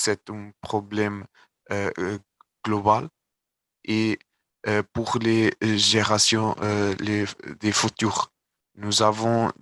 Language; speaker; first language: French; non-native, learner; Portuguese